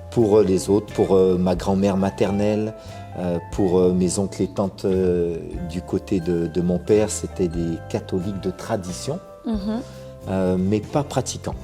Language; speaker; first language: French; native; French